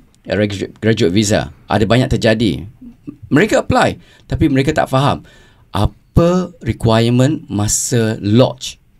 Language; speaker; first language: Malay; native; Malay